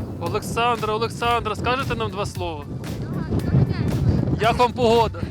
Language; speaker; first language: Ukrainian; native; Ukrainian